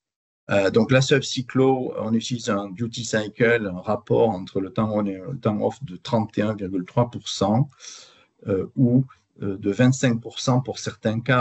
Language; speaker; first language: French; native; French